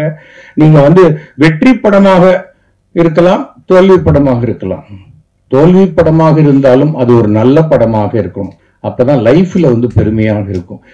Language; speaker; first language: Tamil; native; Tamil